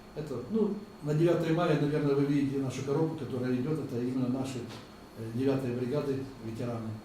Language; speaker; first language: Russian; native; Russian